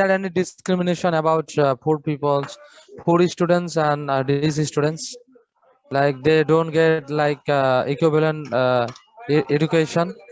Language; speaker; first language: English; non-native, fluent; Bangla